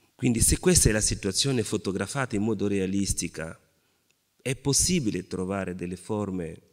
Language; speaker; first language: Italian; non-native, fluent; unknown